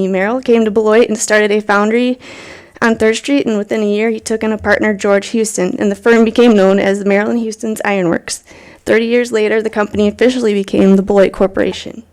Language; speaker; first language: English; native; English